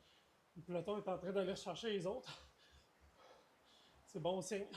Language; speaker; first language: French; native; French